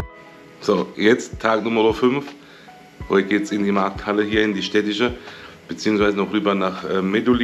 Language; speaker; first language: German; native; German